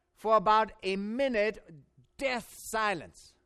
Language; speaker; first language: English; non-native, fluent; German